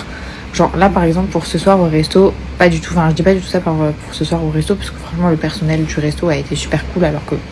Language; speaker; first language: French; native; French